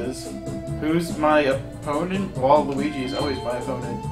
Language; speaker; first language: English; native; English